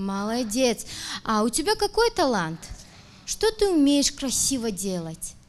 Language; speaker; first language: Russian; non-native, local second language; Tajik